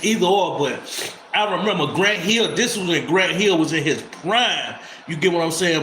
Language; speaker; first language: English; native; English